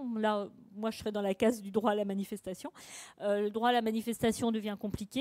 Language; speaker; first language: French; native; French